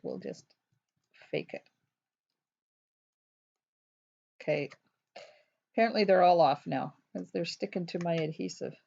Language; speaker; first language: English; native; English